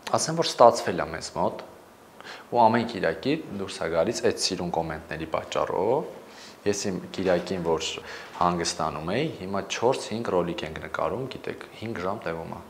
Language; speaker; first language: Armenian; native; Armenian